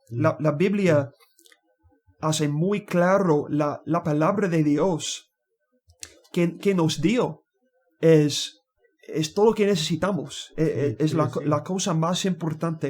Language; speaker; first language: Spanish; non-native, learner; English